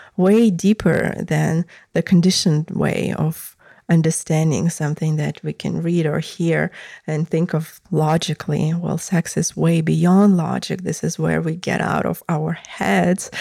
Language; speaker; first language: English; non-native, fluent; Russian